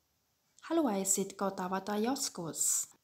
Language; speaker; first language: Finnish; non-native, fluent; German